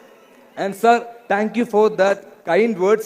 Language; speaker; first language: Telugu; non-native, learner; Malayalam